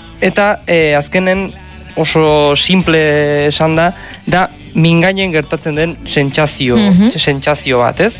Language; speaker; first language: Basque; native; Basque